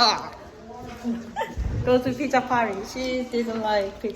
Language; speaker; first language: English; non-native, learner; Korean